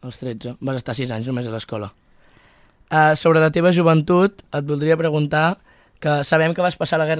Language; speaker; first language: Catalan; native; Catalan